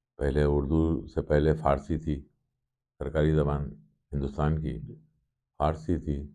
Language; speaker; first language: Urdu; native; Urdu